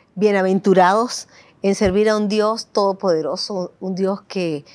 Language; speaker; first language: Spanish; native; Spanish